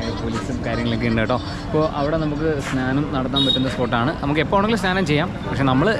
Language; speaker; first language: Malayalam; native; Malayalam